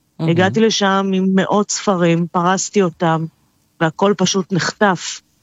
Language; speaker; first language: Hebrew; non-native, fluent; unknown